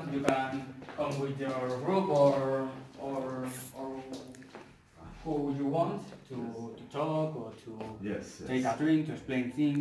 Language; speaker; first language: English; non-native, learner; Spanish